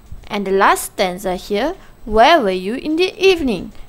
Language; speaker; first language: English; non-native, local second language; Malay